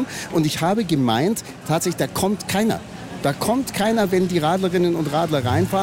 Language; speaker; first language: German; native; German